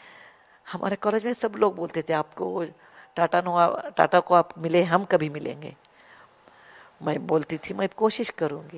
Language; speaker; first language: Hindi; non-native, local second language; Kannada